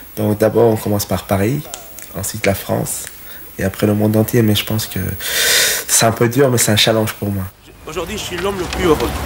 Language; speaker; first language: French; native; French